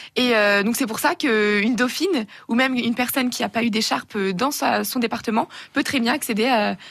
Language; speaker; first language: French; native; French